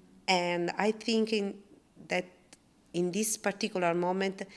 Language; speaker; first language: English; non-native, learner; Italian